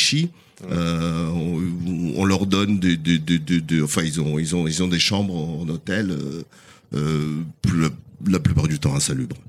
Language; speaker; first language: French; non-native, fluent; Portuguese